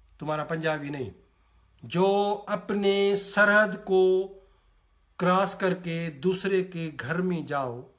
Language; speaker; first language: Urdu; non-native, local second language; Sindhi